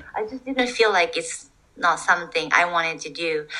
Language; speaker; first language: English; non-native, fluent; Japanese